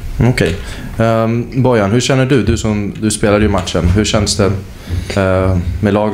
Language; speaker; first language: Swedish; native; Swedish